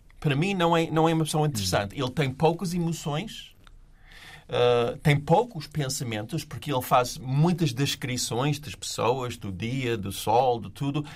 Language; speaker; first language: Portuguese; non-native, fluent; English